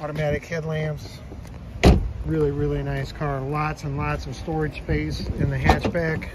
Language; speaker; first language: English; native; English